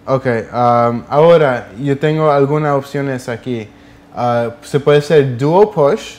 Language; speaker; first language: Spanish; early bilingual, heritage; English